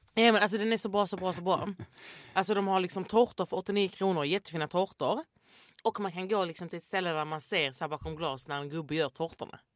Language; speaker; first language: Swedish; native; Swedish